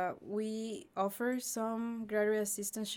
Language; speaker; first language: English; non-native, fluent; Spanish